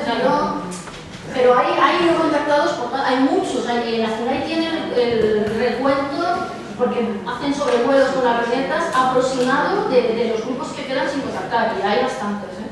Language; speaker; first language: Spanish; native; Spanish